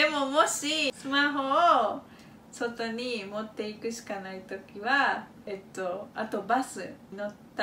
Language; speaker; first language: Japanese; non-native, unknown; Spanish